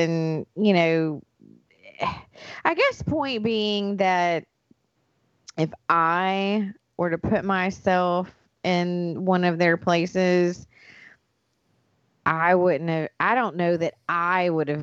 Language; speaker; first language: English; native; English